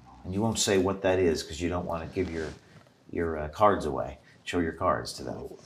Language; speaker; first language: English; native; English